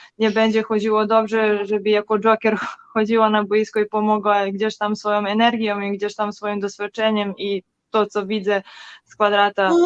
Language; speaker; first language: Polish; non-native, learner; Serbian